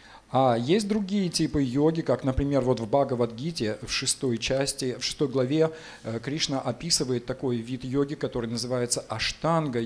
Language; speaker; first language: Russian; native; Russian